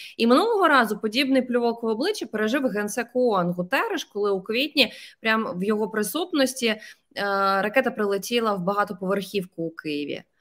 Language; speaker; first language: Ukrainian; native; Ukrainian